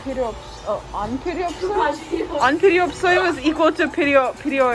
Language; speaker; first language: Korean; non-native, learner; English